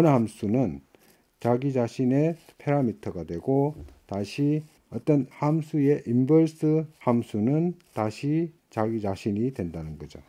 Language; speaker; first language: Korean; native; Korean